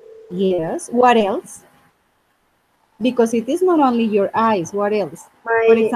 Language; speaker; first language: English; non-native, fluent; Spanish